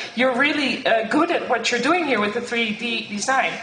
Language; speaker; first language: English; non-native, fluent; Dutch